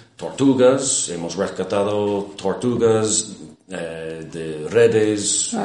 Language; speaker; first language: Spanish; non-native, fluent; English